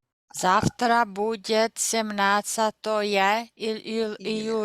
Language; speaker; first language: Russian; non-native, learner; English